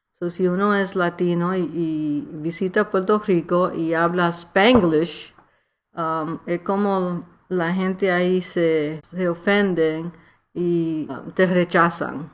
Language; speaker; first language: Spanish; early bilingual, heritage; Spanish